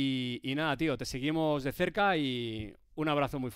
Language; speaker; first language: Spanish; native; Spanish